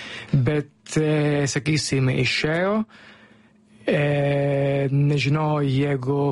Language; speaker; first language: Lithuanian; non-native, fluent; Italian